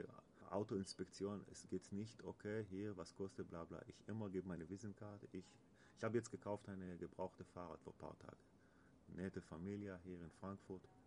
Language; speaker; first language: German; non-native, learner; Hebrew